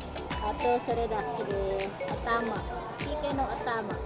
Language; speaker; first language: Japanese; non-native, learner; Filipino